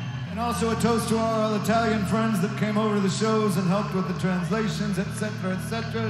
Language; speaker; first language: English; native; English